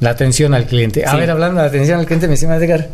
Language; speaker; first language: Spanish; native; Spanish